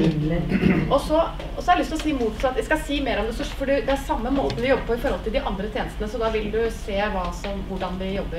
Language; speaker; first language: Norwegian; native; Norwegian